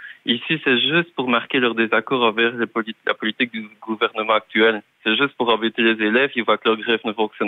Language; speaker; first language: French; native; French